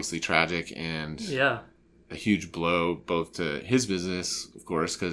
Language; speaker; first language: English; native; English